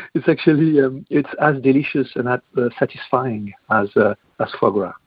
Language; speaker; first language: English; non-native, fluent; French